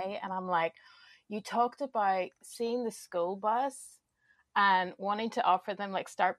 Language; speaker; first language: English; native; English